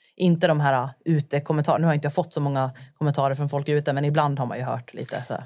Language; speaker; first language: Swedish; early bilingual, other home language; Turoyo